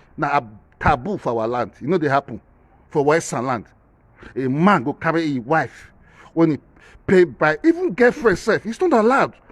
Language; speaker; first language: Nigerian Pidgin; non-native, local second language; Esan